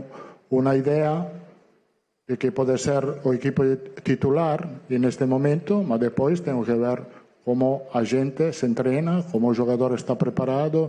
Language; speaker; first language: Portuguese; non-native, fluent; Italian